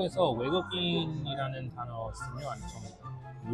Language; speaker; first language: Korean; non-native, fluent; English